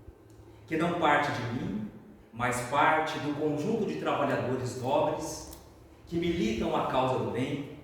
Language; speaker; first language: Portuguese; native; Portuguese